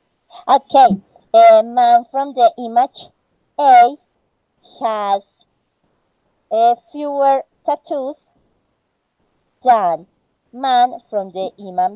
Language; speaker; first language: English; non-native, learner; Spanish